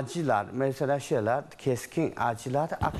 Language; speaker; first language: Turkish; non-native, learner; Chinese